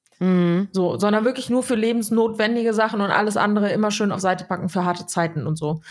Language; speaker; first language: German; early bilingual, other home language; Serbian